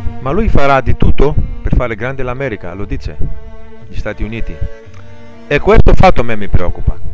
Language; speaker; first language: Italian; non-native, fluent; Greek